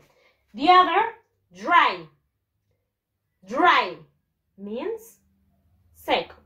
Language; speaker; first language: English; non-native, fluent; Spanish